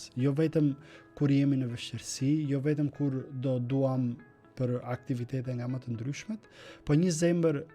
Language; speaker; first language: Albanian; native; Albanian